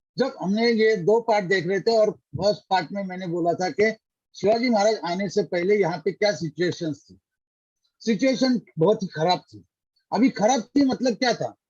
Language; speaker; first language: Hindi; non-native, local second language; Marathi